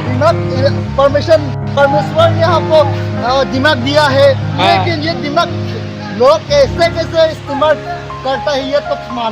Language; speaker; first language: Hindi; non-native, local second language; Karbi